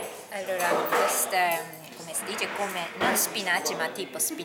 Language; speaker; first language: Italian; non-native, fluent; Japanese